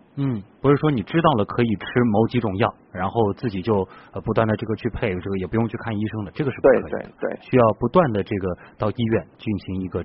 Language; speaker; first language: Chinese; native; Chinese